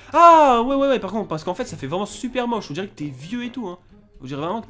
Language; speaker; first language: French; native; French